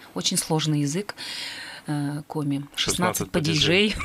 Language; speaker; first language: Russian; native; Russian